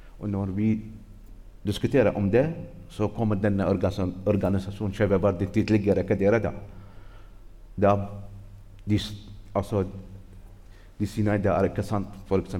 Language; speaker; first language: Norwegian; non-native, learner; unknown